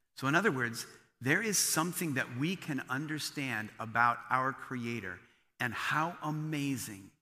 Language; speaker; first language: English; native; English